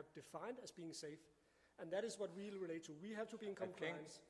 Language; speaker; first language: English; non-native, fluent; Danish